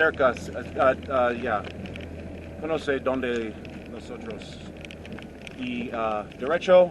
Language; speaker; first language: Spanish; non-native, learner; English